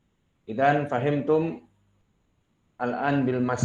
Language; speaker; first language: Arabic; non-native, fluent; Indonesian